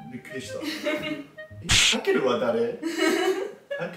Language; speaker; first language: Japanese; non-native, learner; English